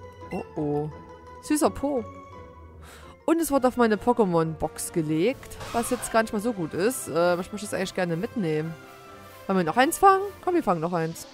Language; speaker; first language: German; native; German